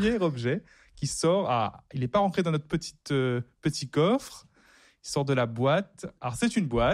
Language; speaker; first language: French; native; French